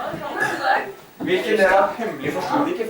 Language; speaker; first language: Norwegian; native; Norwegian